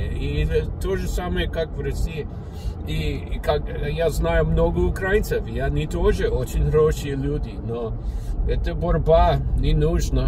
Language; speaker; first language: Russian; non-native, learner; English